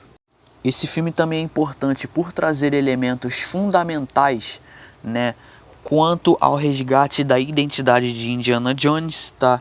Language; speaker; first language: Portuguese; native; Portuguese